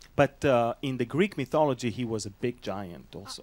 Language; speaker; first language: English; non-native, fluent; Hebrew